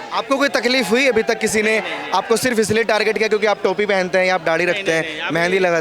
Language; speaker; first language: Hindi; native; Hindi